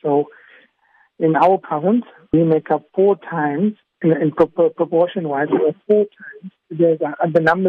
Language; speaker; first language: English; native; English